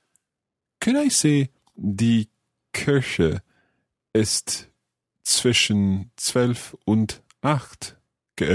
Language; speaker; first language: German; non-native, learner; English